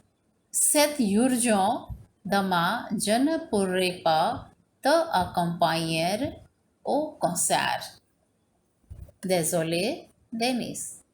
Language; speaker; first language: French; non-native, learner; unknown